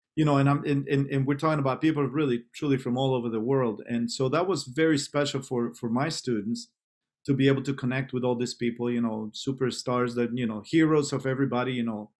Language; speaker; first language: English; non-native, fluent; Spanish